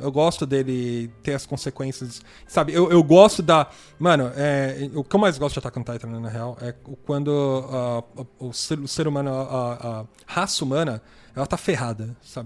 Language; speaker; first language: Portuguese; native; Portuguese